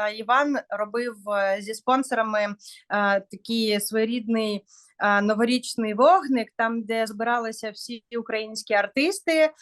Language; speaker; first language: Ukrainian; non-native, local second language; Russian